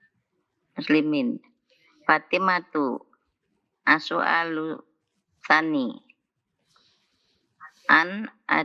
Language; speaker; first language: Arabic; non-native, learner; Indonesian